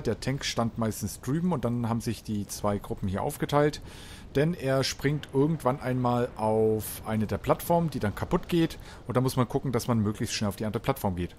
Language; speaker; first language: German; native; German